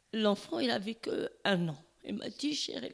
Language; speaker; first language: French; non-native, learner; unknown